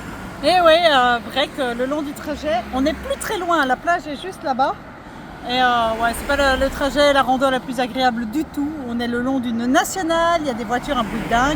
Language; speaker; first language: French; native; French